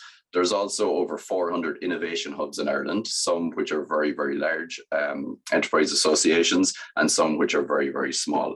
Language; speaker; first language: English; native; English